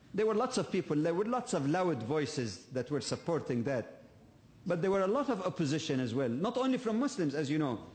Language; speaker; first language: English; non-native, fluent; Arabic